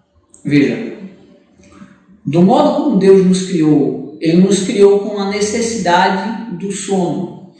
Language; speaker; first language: Portuguese; native; Portuguese